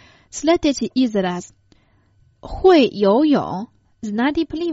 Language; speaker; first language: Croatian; non-native, fluent; Chinese